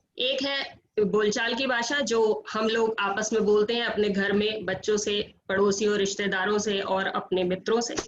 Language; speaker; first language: Hindi; native; Hindi